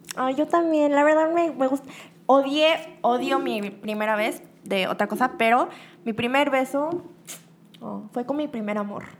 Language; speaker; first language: Spanish; early bilingual, other home language; Korean